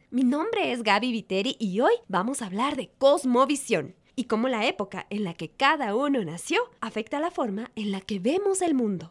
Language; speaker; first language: Spanish; native; Spanish